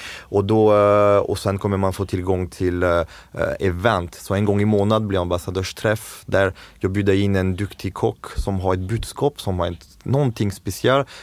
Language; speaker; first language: Swedish; non-native, fluent; French